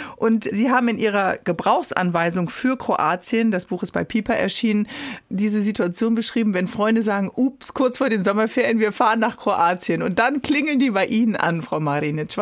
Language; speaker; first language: German; native; German